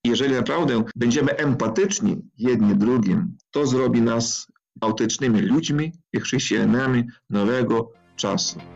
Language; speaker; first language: Polish; non-native, fluent; Ukrainian